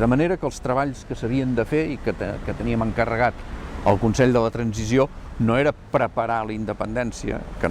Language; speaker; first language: Catalan; native; Catalan